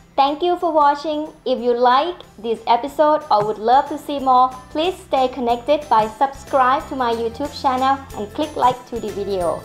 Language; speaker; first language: English; non-native, fluent; Thai